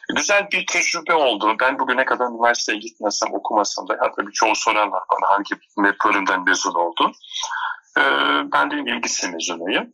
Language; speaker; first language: Turkish; non-native, local second language; Turoyo